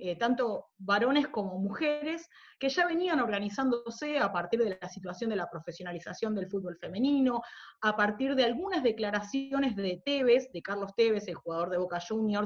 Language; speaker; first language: Spanish; native; Spanish